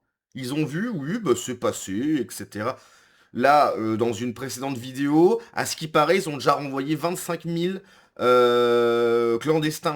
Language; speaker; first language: French; native; French